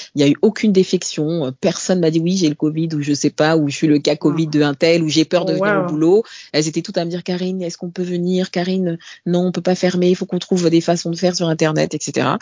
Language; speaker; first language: French; native; French